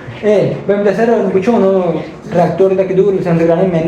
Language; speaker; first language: Italian; non-native, learner; Punjabi